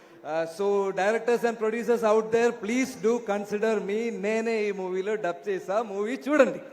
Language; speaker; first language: Telugu; non-native, learner; Malayalam